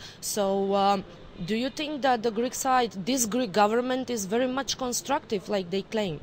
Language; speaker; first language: English; non-native, fluent; Macedonian